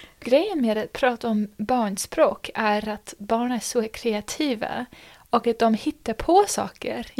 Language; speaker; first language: Swedish; non-native, fluent; English